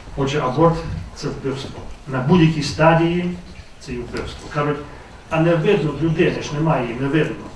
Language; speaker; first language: Ukrainian; native; Ukrainian